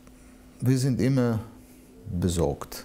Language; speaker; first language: German; non-native, fluent; Hebrew